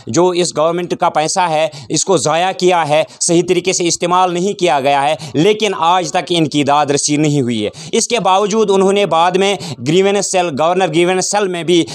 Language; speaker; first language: Urdu; non-native, local second language; Kashmiri